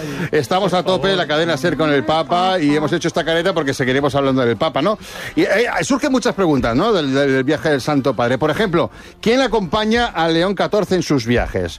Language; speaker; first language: Spanish; native; Spanish